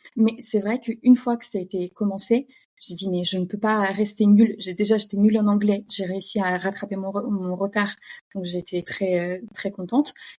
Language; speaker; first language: French; non-native, fluent; Russian